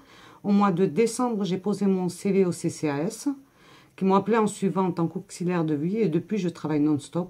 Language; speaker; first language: French; native; French